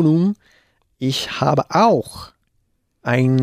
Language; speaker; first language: German; non-native, learner; Spanish